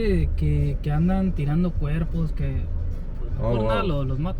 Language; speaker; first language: Spanish; native; Spanish